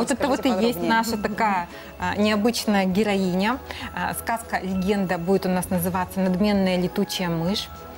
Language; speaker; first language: Russian; native; Russian